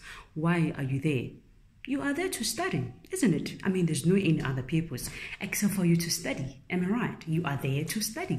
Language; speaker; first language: English; non-native, local second language; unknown